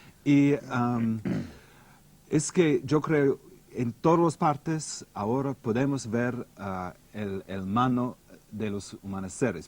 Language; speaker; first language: Spanish; non-native, fluent; English